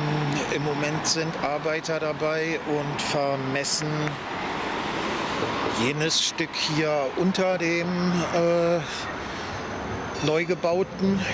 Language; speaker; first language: German; native; German